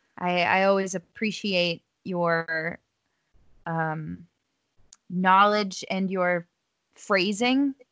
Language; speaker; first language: English; native; English